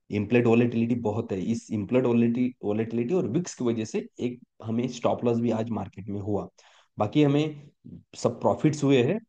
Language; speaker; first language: Hindi; non-native, local second language; Marathi